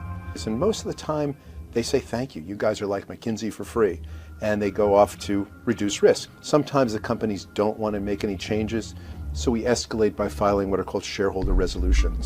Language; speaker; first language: English; native; English